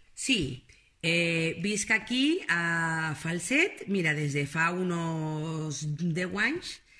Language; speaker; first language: Catalan; non-native, fluent; Spanish